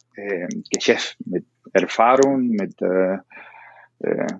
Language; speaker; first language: German; non-native, fluent; Spanish